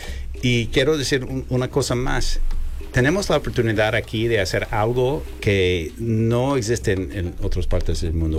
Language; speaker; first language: Spanish; non-native, fluent; English